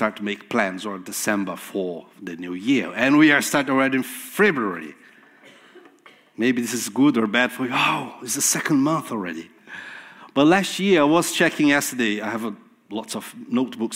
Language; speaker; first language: English; non-native, fluent; Portuguese